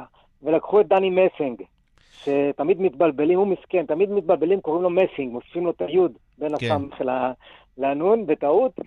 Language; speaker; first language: Hebrew; native; Hebrew